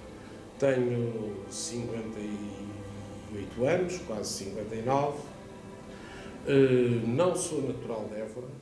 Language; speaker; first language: Portuguese; non-native, fluent; Italian